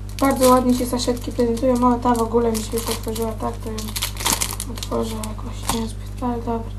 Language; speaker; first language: Polish; native; Polish